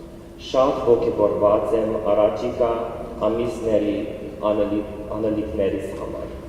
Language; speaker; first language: Armenian; non-native, learner; English